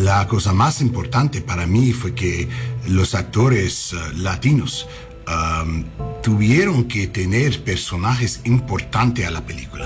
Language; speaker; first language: Spanish; non-native, learner; English